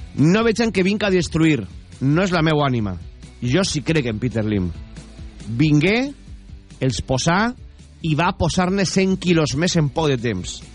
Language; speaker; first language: Catalan; native; Catalan